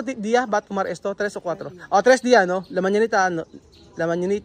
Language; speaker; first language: Spanish; non-native, learner; Filipino